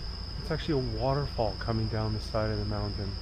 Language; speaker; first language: English; native; English